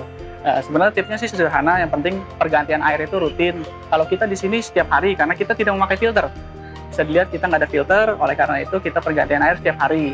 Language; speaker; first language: Indonesian; native; Indonesian